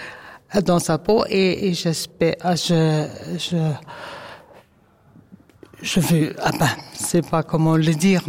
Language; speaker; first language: French; non-native, learner; Dutch